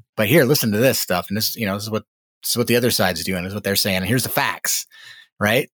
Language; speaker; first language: English; native; English